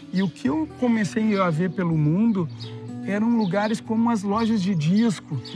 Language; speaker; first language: Portuguese; native; Portuguese